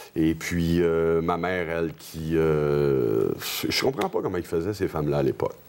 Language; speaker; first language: French; native; French